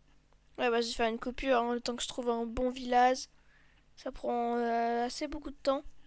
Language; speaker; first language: French; native; French